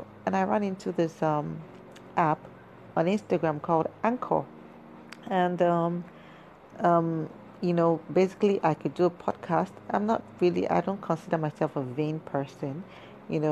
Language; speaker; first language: English; non-native, local second language; Yoruba